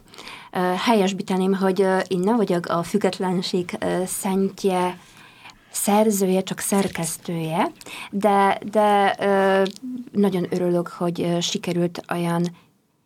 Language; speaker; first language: Hungarian; non-native, fluent; Polish